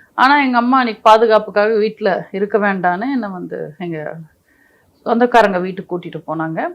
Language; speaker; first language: Tamil; non-native, local second language; Telugu